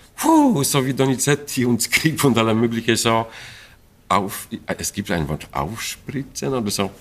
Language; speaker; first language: German; non-native, fluent; Polish